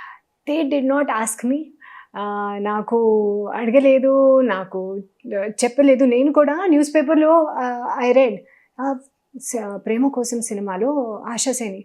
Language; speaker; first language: Telugu; non-native, learner; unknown